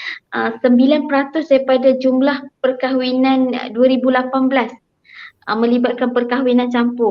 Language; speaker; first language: Malay; native; Malay